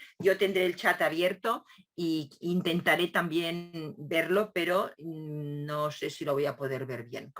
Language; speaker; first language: Spanish; non-native, local second language; Catalan